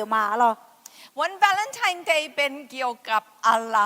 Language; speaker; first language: Thai; non-native, fluent; English